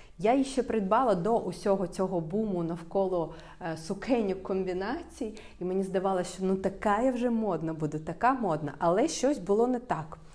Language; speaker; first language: Ukrainian; non-native, local second language; Russian